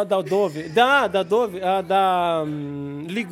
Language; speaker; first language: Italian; non-native, learner; Portuguese